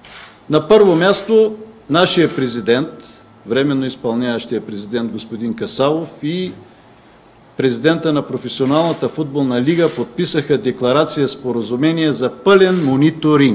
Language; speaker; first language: Bulgarian; native; Bulgarian